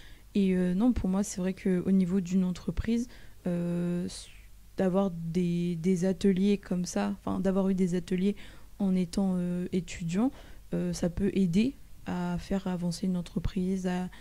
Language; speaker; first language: French; native; French